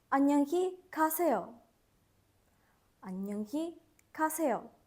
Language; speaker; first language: Korean; non-native, fluent; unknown